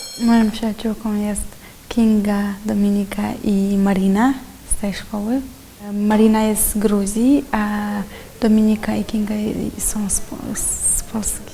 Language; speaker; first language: Polish; non-native, fluent; Chechen